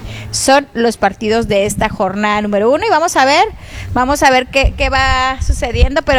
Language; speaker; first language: Spanish; native; Spanish